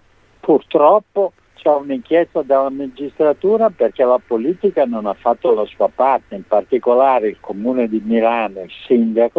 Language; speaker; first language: Italian; native; Italian